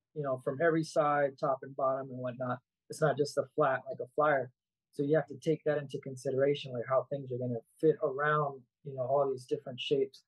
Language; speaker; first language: English; native; English